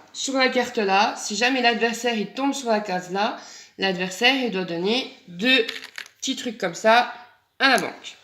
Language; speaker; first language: French; native; French